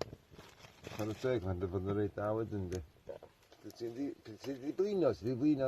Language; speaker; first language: Welsh; native; Welsh